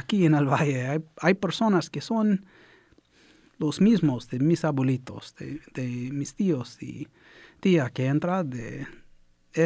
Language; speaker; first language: Spanish; early bilingual, heritage; English